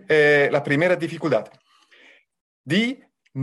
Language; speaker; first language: Spanish; non-native, fluent; German